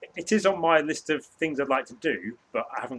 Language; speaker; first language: English; native; English